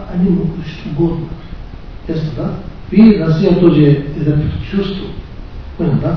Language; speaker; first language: Russian; non-native, learner; Tibetan